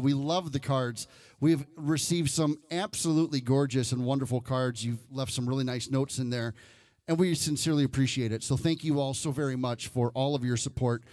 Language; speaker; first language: English; native; English